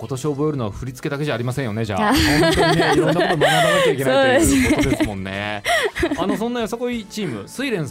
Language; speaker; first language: Japanese; native; Japanese